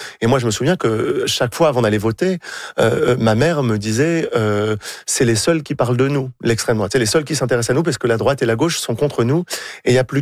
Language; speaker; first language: French; native; French